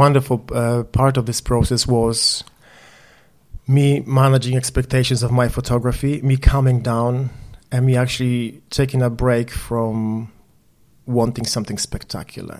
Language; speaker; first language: English; non-native, fluent; Polish